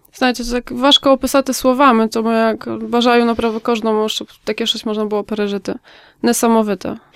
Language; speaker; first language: Ukrainian; early bilingual, heritage; Ukrainian